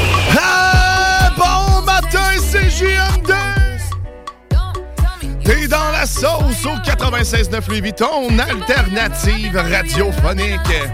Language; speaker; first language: French; native; French